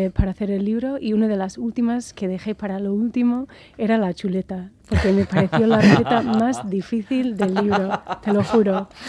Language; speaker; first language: Spanish; non-native, fluent; English